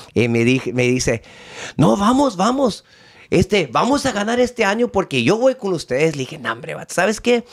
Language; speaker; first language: Spanish; early bilingual, heritage; Spanish